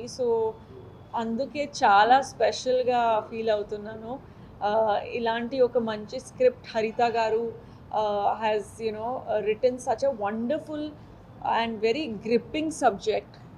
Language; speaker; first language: Telugu; non-native, learner; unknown